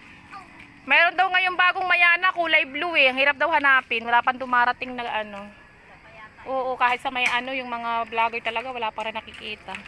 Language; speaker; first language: Filipino; native; Filipino